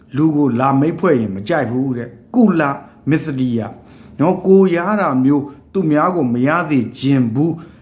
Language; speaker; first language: Burmese; native; Burmese